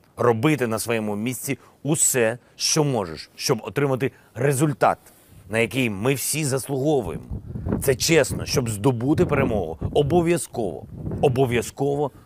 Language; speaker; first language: Ukrainian; non-native, local second language; Russian